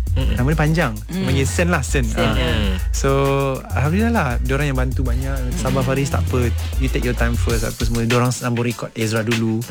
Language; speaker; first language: Malay; native; Malay